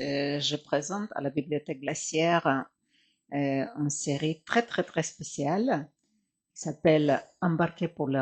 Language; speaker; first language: French; non-native, fluent; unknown